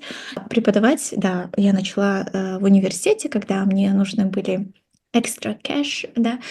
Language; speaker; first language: Russian; non-native, local second language; Kazakh